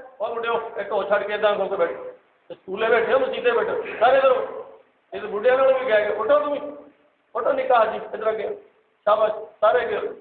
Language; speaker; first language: Urdu; non-native, local second language; Punjabi